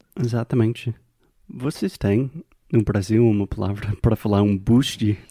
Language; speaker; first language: Portuguese; non-native, fluent; English